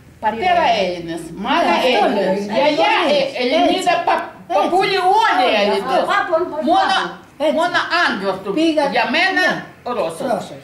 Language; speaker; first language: Greek; non-native, learner; Russian